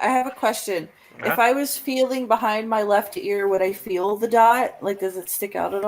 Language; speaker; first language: English; native; English